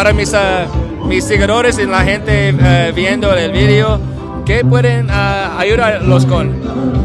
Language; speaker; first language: Spanish; non-native, learner; English